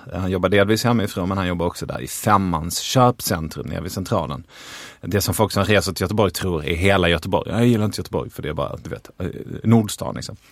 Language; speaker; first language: Swedish; native; Swedish